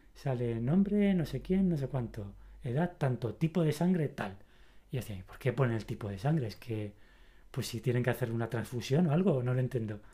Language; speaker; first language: Spanish; native; Spanish